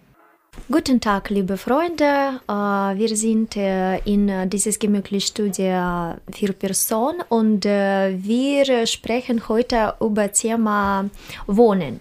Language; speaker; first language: German; non-native, learner; Russian